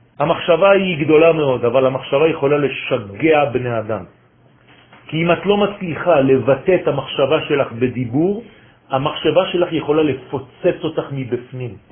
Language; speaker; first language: Hebrew; non-native, fluent; French